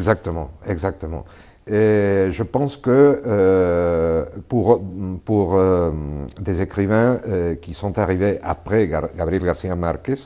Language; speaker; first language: French; non-native, fluent; Spanish